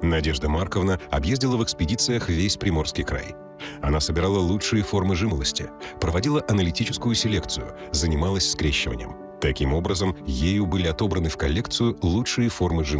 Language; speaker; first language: Russian; native; Russian